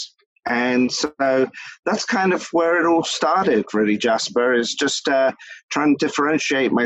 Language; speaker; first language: English; native; English